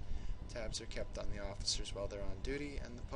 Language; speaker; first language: English; native; English